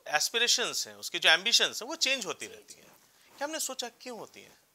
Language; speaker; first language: Hindi; native; Hindi